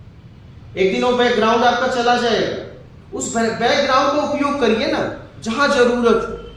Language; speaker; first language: Hindi; native; Hindi